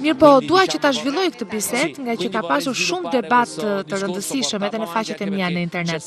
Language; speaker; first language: Albanian; native; Albanian